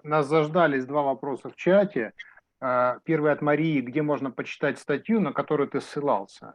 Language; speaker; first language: Russian; native; Russian